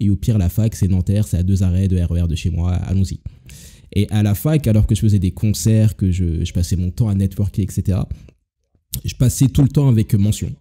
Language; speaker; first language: French; native; French